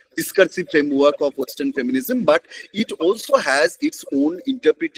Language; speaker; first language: English; non-native, local second language; Bangla